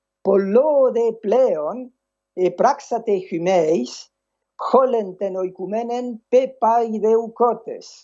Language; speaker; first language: Greek; non-native, fluent; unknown